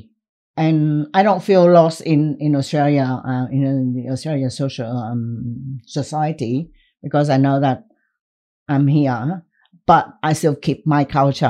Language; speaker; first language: English; non-native, fluent; Vietnamese